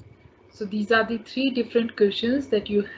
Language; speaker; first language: English; non-native, local second language; Hindi